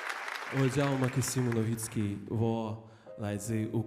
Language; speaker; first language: Chinese; non-native, fluent; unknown